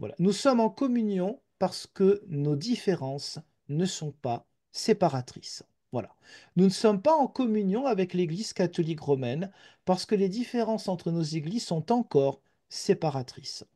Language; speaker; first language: French; native; French